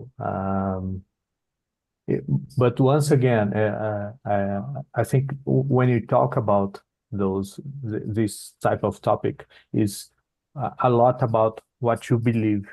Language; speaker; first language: English; non-native, fluent; Portuguese